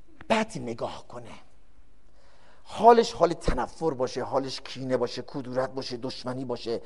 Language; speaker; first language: Persian; native; Persian